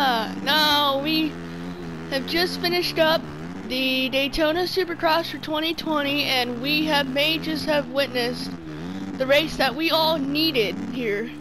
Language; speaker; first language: English; native; English